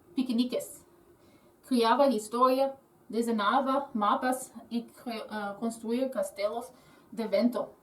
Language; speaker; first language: Portuguese; non-native, learner; English